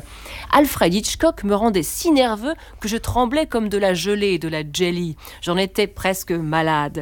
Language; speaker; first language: French; native; French